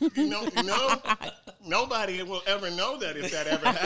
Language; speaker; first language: English; native; English